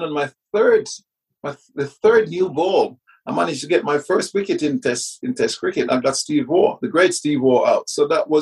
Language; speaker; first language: English; early bilingual, other home language; Jamaican Creole English